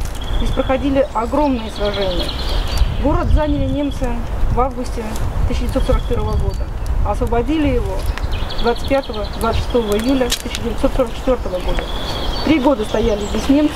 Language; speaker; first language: Russian; native; Russian